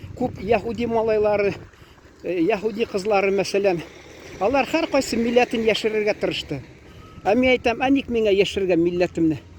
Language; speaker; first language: Tatar; native; Tatar